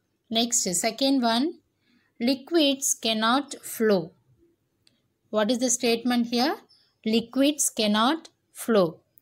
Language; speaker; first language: English; non-native, local second language; Tamil